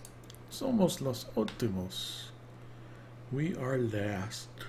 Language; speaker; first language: Spanish; non-native, learner; English